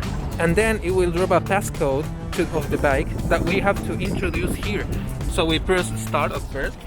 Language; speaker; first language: English; non-native, fluent; Spanish